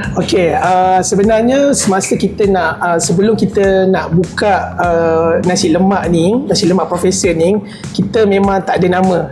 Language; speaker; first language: Malay; native; Malay